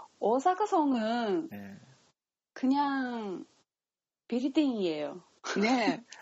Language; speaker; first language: Korean; non-native, fluent; Japanese